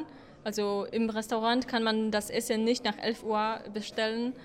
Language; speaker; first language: German; non-native, fluent; Polish